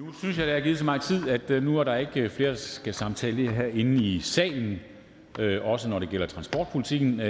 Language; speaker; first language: Danish; native; Danish